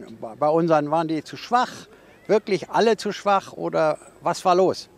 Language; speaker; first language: German; native; German